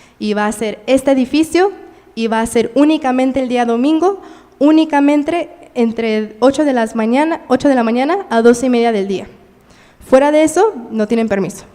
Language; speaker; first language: Spanish; early bilingual, heritage; Spanish